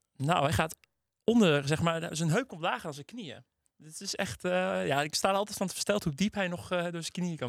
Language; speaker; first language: Dutch; native; Dutch